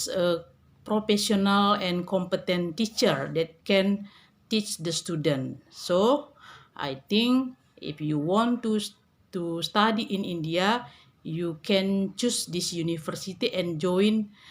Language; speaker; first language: English; non-native, learner; Indonesian